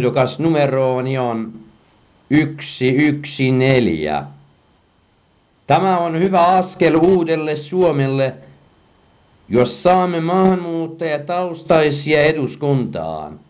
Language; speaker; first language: Finnish; non-native, fluent; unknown